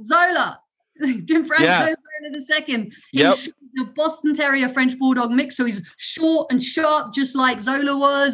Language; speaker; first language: English; non-native, local second language; German